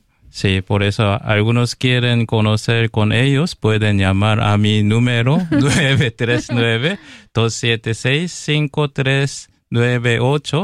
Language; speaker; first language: Spanish; non-native, learner; Korean